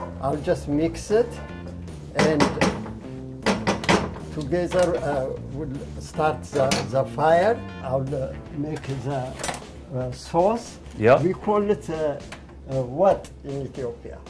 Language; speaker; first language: English; non-native, learner; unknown